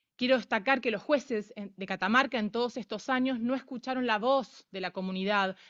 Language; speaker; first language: Spanish; native; Spanish